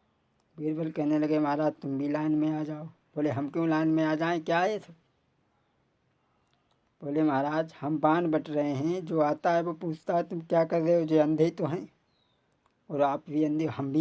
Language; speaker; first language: Hindi; native; Hindi